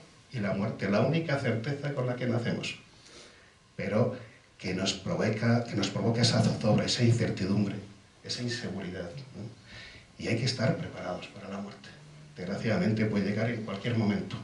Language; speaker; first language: Spanish; native; Spanish